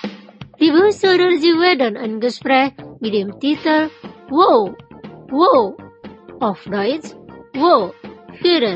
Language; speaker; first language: German; non-native, fluent; Indonesian